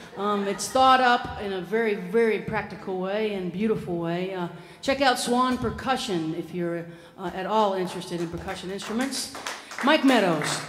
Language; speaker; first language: English; native; English